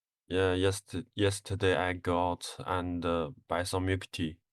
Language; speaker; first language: English; non-native, learner; Chinese